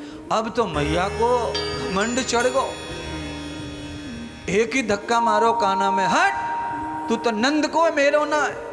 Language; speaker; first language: Hindi; native; Hindi